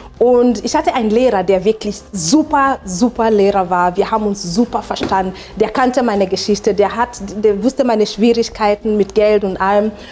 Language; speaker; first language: German; non-native, fluent; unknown